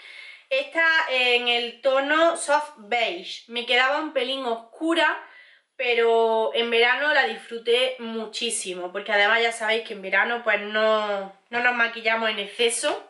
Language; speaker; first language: Spanish; native; Spanish